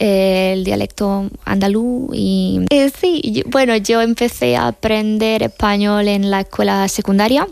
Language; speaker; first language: Spanish; non-native, fluent; Hungarian